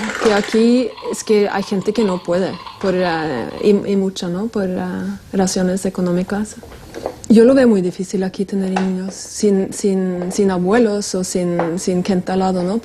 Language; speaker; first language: Spanish; non-native, fluent; Norwegian